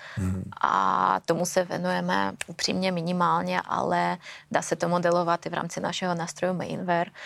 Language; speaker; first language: Czech; native; Czech